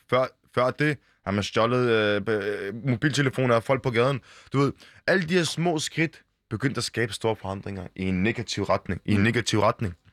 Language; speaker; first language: Danish; early bilingual, other home language; Arabic